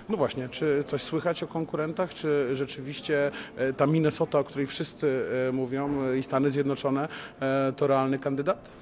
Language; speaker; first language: Polish; native; Polish